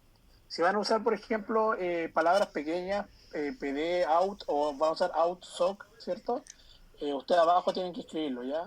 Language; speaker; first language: Spanish; native; Spanish